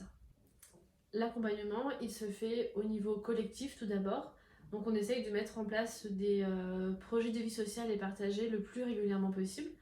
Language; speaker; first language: French; native; French